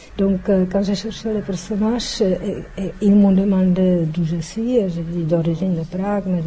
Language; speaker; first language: French; non-native, fluent; Czech